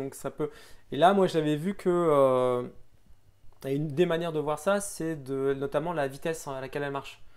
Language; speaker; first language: French; native; French